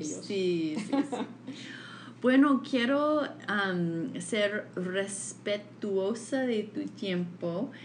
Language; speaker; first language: Spanish; non-native, fluent; English